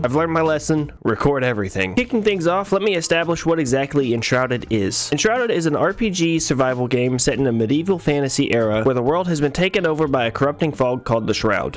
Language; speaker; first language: English; native; English